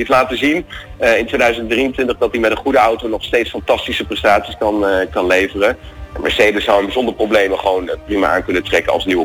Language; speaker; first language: Dutch; native; Dutch